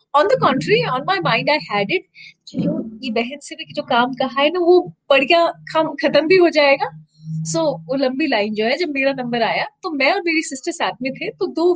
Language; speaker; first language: Hindi; native; Hindi